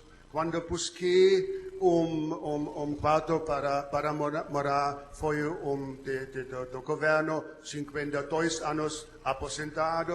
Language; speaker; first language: Portuguese; non-native, learner; German